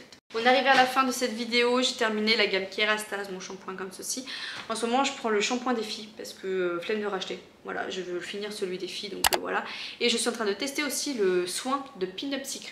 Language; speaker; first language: French; native; French